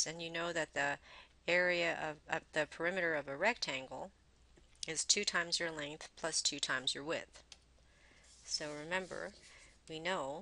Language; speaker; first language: English; native; English